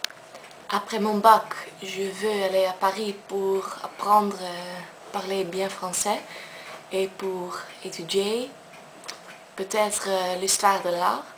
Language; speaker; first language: French; non-native, learner; Dutch